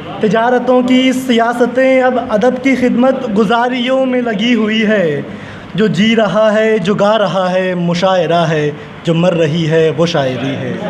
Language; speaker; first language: Urdu; native; Urdu